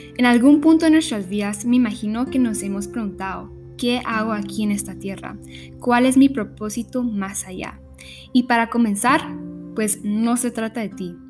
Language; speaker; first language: Spanish; early bilingual, heritage; Spanish